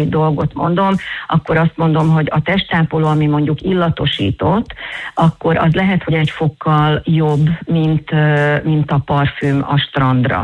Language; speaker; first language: Hungarian; native; Hungarian